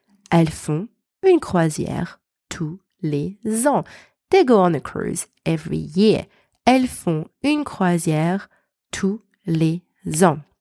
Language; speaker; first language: French; native; French